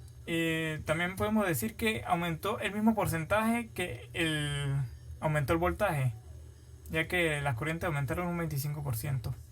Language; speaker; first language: Spanish; native; Spanish